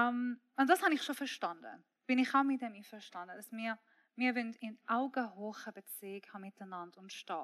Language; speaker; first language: German; non-native, fluent; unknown